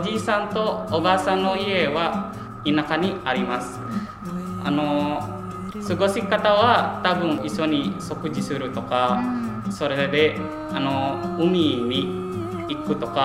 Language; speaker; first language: Japanese; non-native, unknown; Indonesian